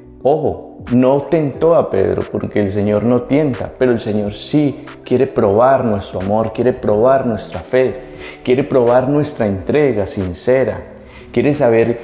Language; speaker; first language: Spanish; native; Spanish